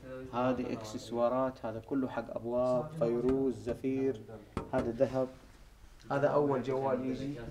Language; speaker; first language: Arabic; non-native, learner; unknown